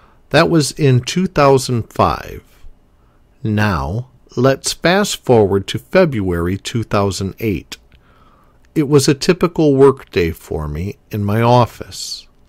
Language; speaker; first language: English; native; English